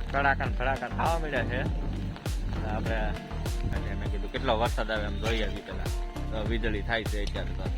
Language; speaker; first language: Gujarati; native; Gujarati